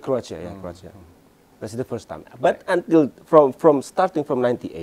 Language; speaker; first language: English; non-native, fluent; Indonesian